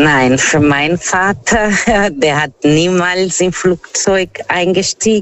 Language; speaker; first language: German; non-native, learner; Portuguese